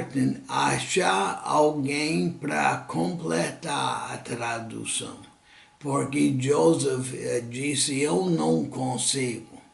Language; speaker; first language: Portuguese; non-native, fluent; English